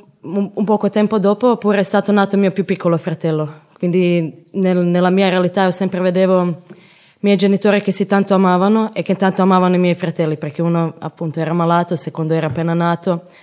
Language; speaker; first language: Italian; non-native, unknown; Croatian